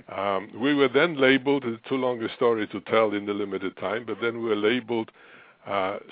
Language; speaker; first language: English; non-native, fluent; Russian